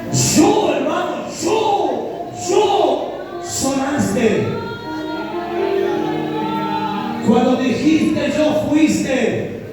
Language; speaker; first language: Spanish; native; Spanish